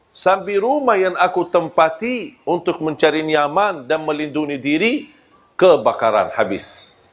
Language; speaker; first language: Malay; non-native, fluent; Arabic